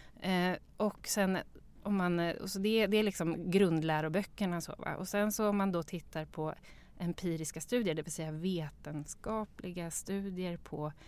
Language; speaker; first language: Swedish; native; Swedish